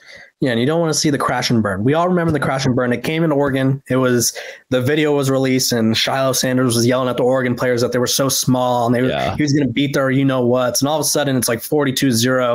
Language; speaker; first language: English; native; English